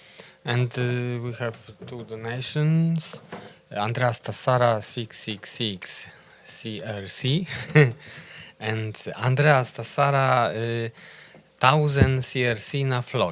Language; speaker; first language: English; non-native, learner; Polish